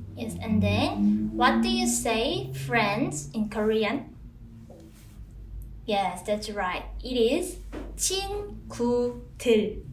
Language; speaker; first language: English; non-native, fluent; Korean